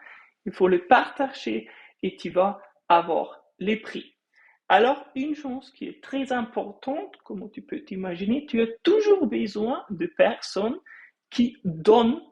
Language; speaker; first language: French; non-native, fluent; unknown